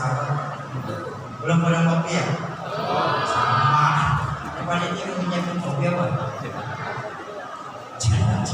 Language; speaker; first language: Indonesian; native; Indonesian